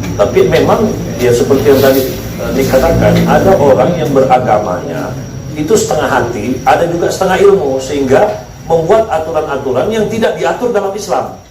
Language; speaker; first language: Indonesian; native; Indonesian